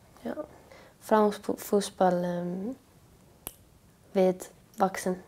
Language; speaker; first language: German; non-native, learner; Icelandic